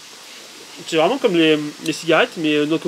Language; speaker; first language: French; native; French